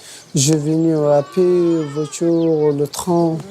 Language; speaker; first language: French; non-native, learner; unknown